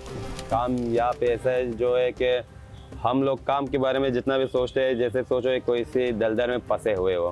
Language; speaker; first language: Hindi; non-native, fluent; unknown